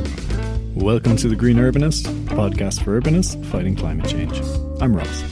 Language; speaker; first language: English; native; English